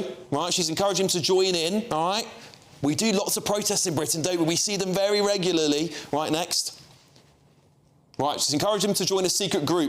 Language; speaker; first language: English; native; English